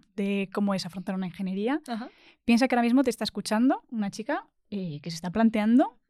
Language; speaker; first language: Spanish; native; Spanish